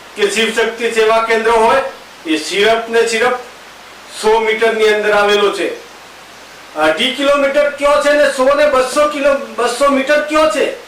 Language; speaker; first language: Gujarati; non-native, local second language; Bhili